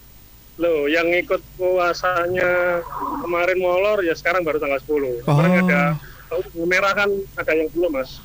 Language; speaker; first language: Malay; non-native, local second language; Javanese